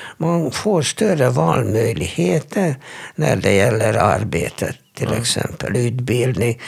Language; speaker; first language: Swedish; non-native, fluent; Hungarian